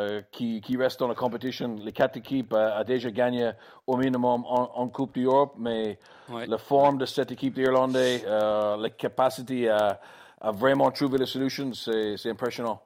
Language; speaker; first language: French; non-native, learner; English